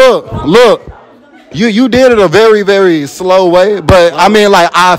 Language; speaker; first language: English; native; English